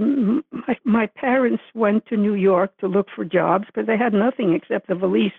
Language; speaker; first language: English; early bilingual, other home language; Spanish